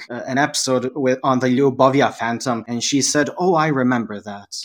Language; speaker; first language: English; non-native, fluent; Serbian